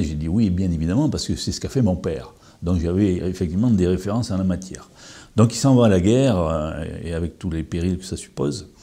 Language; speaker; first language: French; native; French